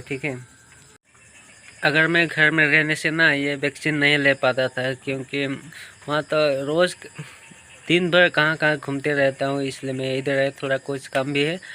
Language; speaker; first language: Hindi; non-native, local second language; Santali